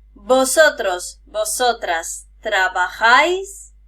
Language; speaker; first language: Spanish; native; Spanish